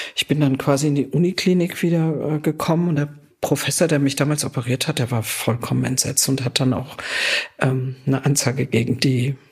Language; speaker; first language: German; native; German